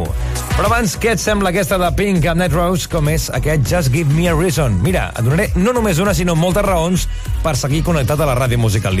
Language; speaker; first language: Catalan; native; Catalan